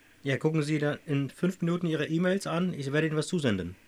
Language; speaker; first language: German; native; German